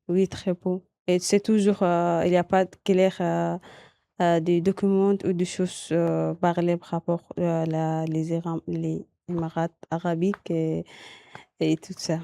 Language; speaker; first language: French; non-native, learner; Arabic